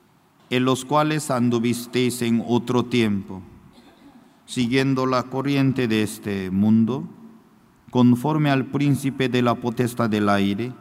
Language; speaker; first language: Spanish; non-native, fluent; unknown